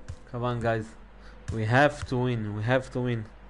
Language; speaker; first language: English; non-native, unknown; Hebrew